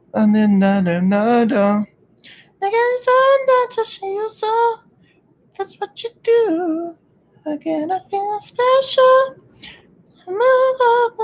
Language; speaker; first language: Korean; non-native, learner; English